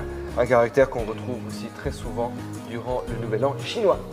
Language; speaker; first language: French; native; French